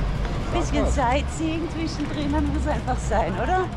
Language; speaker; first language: German; native; German